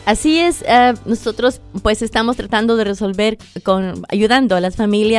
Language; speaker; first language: Spanish; native; Spanish